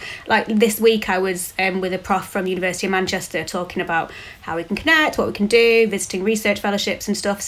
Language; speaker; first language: English; native; English